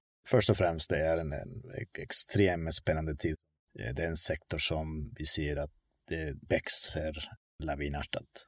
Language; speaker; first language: Swedish; non-native, fluent; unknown